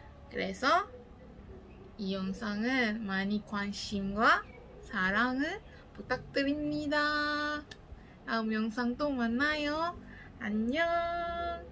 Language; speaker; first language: Korean; non-native, learner; Malay